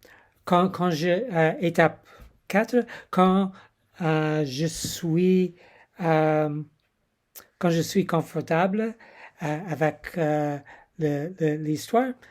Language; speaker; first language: French; non-native, learner; English